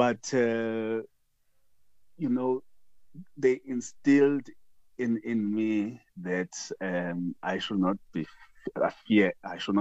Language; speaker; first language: English; non-native, local second language; Zulu